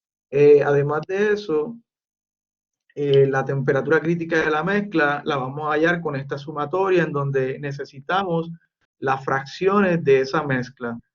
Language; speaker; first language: Spanish; native; Spanish